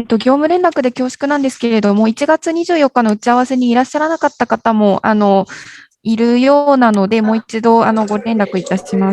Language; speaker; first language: Japanese; native; Japanese